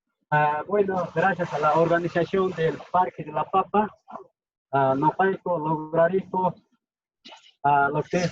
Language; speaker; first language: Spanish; non-native, local second language; Quechua